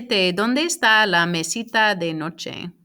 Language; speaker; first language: Spanish; non-native, fluent; English